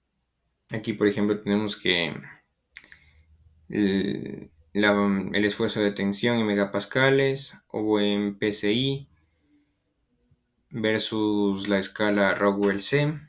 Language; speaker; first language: Spanish; native; Spanish